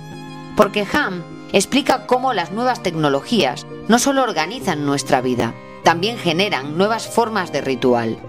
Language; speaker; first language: Spanish; native; Spanish